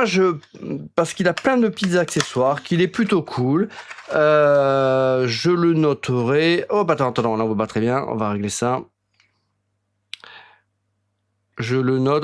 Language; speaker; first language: French; native; French